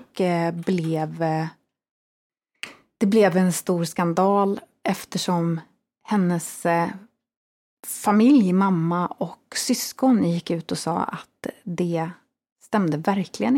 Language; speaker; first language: Swedish; native; Swedish